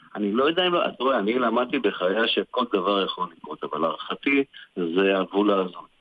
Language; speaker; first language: Hebrew; early bilingual, other home language; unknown